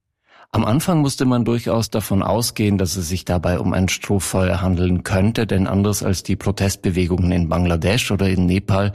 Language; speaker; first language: German; native; German